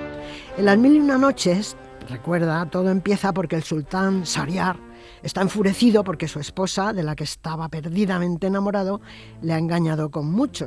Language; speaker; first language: Spanish; native; Spanish